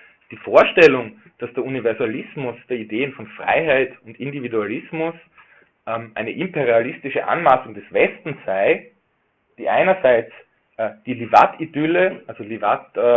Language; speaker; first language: German; native; German